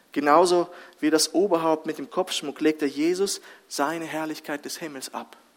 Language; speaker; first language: German; early bilingual, other home language; Russian